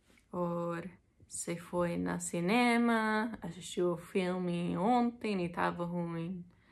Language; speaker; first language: Portuguese; non-native, fluent; English